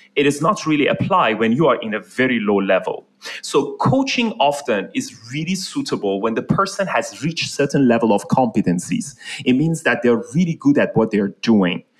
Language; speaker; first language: English; non-native, fluent; Persian